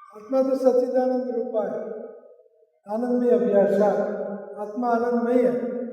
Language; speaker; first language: Hindi; non-native, local second language; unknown